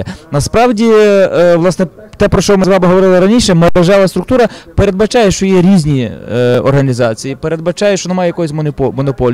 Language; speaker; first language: Ukrainian; native; Ukrainian